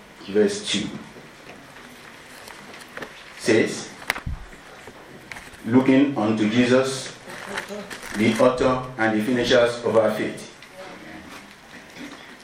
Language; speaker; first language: English; non-native, local second language; Yoruba